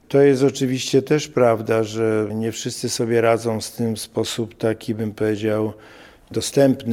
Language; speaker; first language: Polish; native; Polish